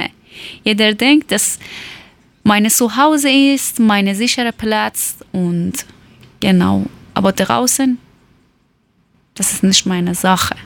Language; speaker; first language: German; non-native, learner; Persian